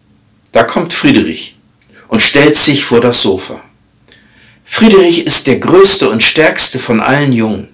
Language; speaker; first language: German; native; German